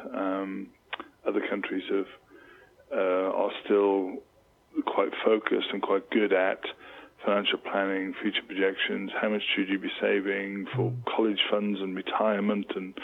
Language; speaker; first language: English; native; English